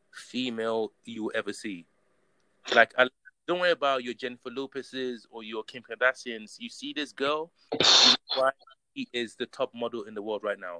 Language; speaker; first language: English; non-native, local second language; Yoruba